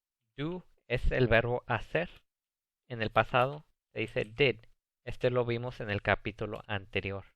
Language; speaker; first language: Spanish; early bilingual, heritage; Spanish